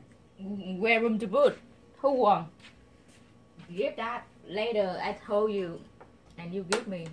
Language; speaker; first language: English; non-native, learner; Vietnamese